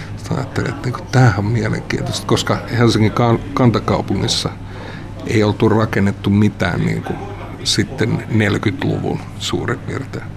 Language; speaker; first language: Finnish; native; Finnish